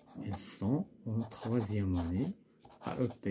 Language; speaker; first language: French; non-native, local second language; Arabic